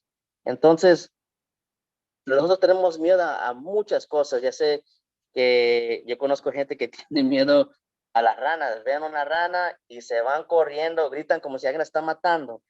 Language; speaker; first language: Spanish; early bilingual, heritage; Spanish